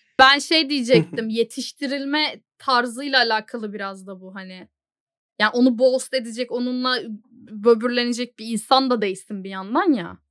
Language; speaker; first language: Turkish; native; Turkish